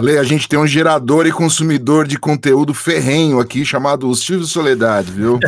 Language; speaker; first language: Portuguese; native; Portuguese